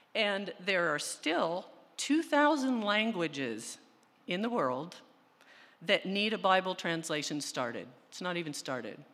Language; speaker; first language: English; early bilingual, other home language; Spanish